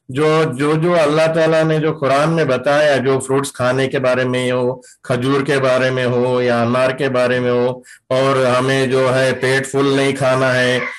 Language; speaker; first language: Urdu; native; Urdu